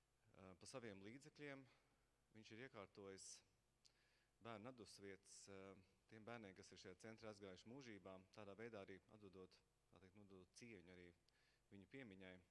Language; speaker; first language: Latvian; native; Latvian